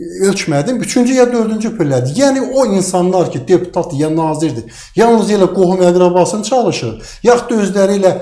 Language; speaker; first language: Azerbaijani; native; Azerbaijani